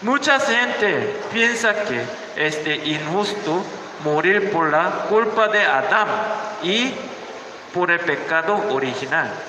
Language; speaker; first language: Spanish; non-native, learner; Korean